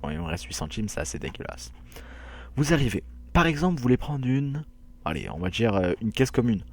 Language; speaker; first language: French; native; French